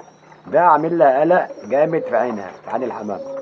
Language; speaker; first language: Arabic; native; Arabic